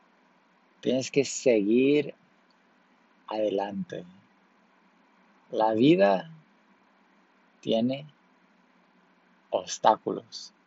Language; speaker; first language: Spanish; early bilingual, heritage; Spanish